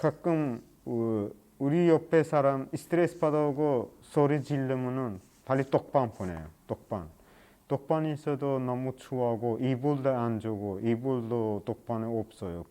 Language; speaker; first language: Korean; non-native, learner; Persian